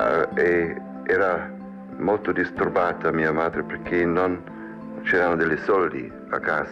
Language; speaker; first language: Italian; non-native, fluent; French